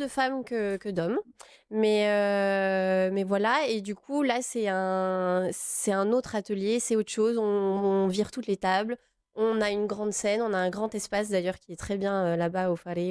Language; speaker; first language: French; native; French